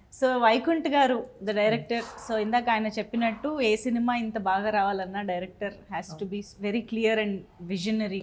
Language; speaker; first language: Telugu; native; Telugu